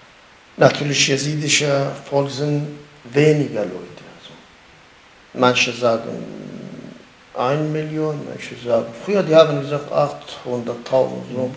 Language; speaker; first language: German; non-native, learner; Kurdish